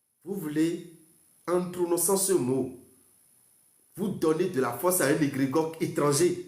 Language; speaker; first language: French; non-native, local second language; Fon